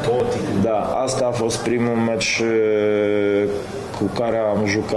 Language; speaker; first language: Romanian; non-native, fluent; Polish